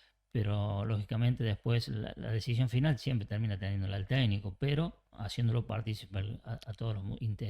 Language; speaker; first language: Spanish; native; Spanish